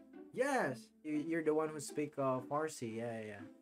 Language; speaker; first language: English; non-native, fluent; Indonesian